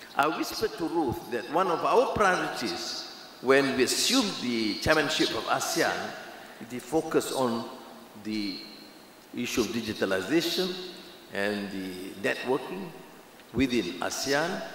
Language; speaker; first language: English; non-native, local second language; Malay